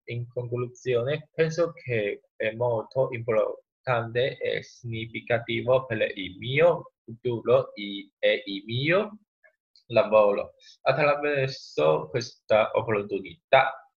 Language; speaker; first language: Italian; non-native, learner; Chinese